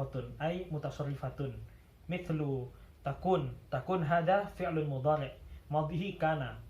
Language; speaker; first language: Arabic; non-native, learner; Javanese